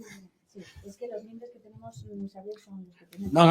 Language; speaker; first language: Spanish; native; Spanish